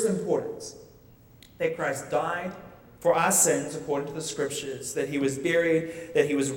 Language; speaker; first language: English; native; English